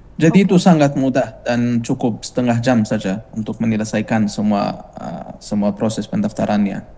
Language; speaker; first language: Indonesian; non-native, fluent; Arabic